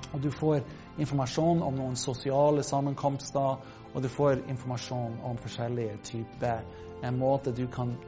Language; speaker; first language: Norwegian; non-native, fluent; English